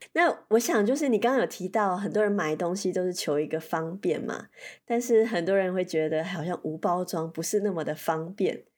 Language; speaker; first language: Chinese; native; Chinese